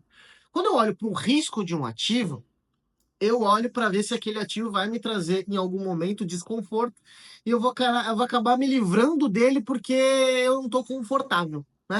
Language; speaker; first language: Portuguese; native; Portuguese